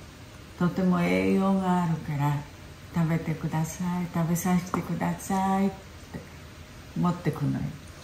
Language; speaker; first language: Japanese; early bilingual, heritage; Japanese